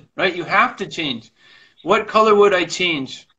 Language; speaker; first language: English; native; English